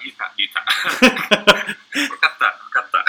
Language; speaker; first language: Japanese; non-native, learner; English